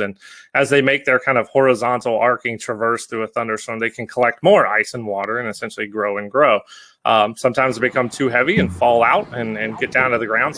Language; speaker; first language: English; native; English